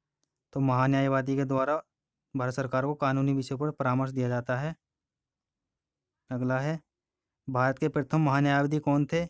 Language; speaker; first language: Hindi; native; Hindi